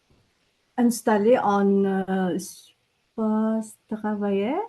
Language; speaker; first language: French; non-native, learner; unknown